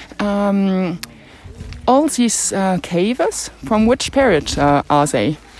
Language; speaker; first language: English; non-native, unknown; French